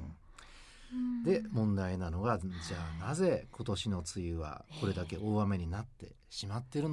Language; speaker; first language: Japanese; native; Japanese